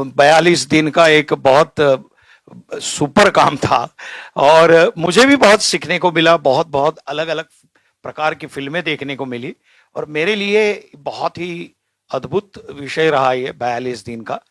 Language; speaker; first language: Hindi; native; Hindi